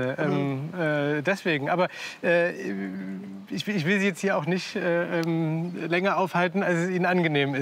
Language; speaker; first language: German; native; German